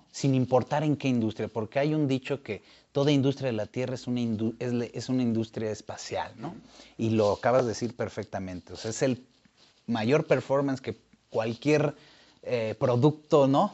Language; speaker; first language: Spanish; native; Spanish